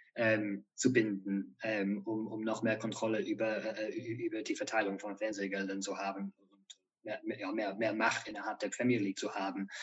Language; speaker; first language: German; non-native, fluent; English